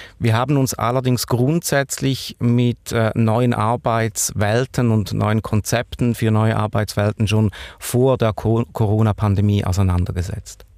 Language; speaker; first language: German; native; German